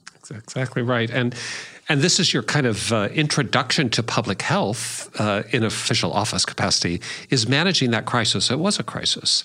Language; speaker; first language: English; native; English